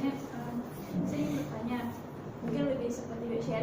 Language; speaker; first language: Indonesian; native; Indonesian